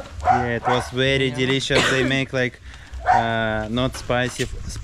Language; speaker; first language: English; non-native, learner; Russian